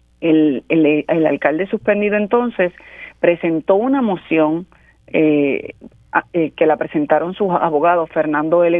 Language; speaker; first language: Spanish; native; Spanish